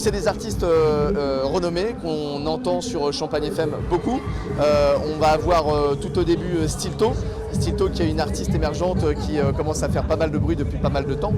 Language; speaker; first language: French; native; French